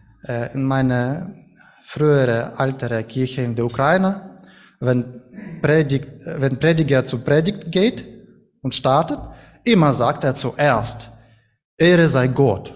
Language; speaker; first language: German; non-native, learner; Ukrainian